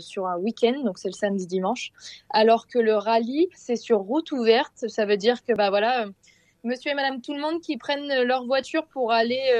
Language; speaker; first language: French; native; French